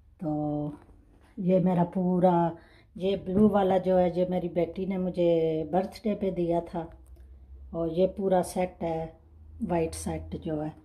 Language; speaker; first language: Urdu; native; Urdu